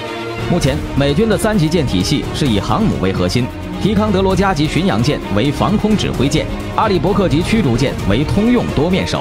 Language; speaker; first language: Chinese; native; Chinese